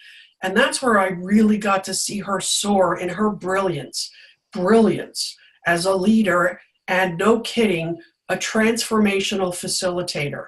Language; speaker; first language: English; native; English